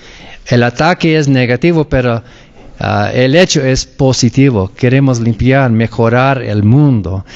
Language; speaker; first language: Spanish; non-native, fluent; English